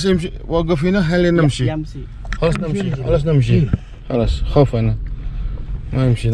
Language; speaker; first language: Arabic; non-native, learner; Indonesian